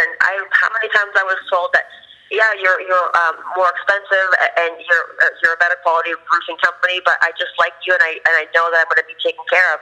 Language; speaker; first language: English; native; English